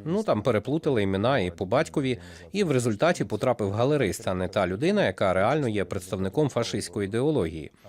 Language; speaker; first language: Ukrainian; non-native, local second language; Russian